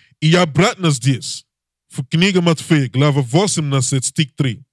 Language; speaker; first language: Russian; non-native, learner; English